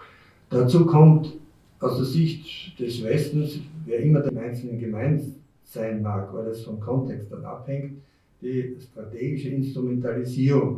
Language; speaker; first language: German; native; German